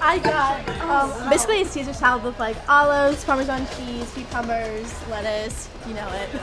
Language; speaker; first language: English; native; English